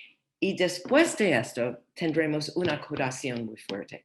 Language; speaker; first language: Spanish; non-native, learner; English